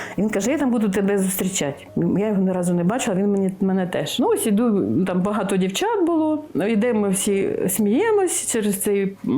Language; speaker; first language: Ukrainian; non-native, local second language; Russian